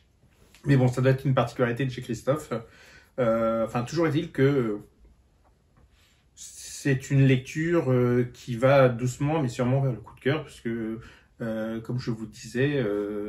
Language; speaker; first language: French; native; French